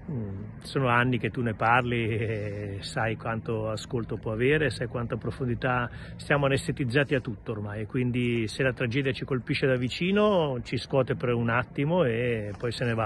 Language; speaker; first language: Italian; native; Italian